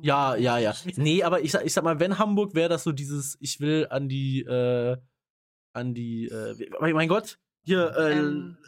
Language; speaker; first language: German; native; German